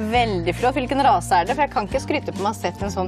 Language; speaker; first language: Norwegian; native; Norwegian